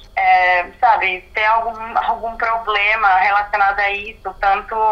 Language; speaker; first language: Portuguese; early bilingual, other home language; Arabic